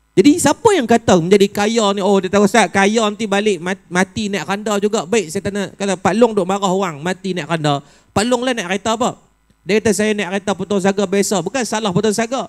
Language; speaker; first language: Malay; native; Malay